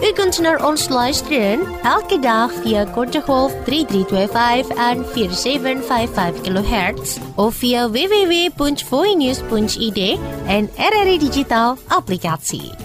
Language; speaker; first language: Dutch; non-native, fluent; Indonesian